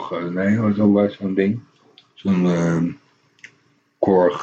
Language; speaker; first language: English; non-native, fluent; Dutch